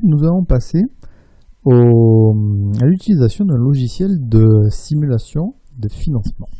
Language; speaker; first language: French; native; French